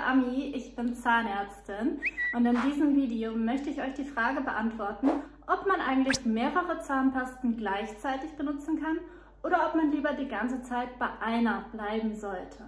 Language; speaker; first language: German; native; German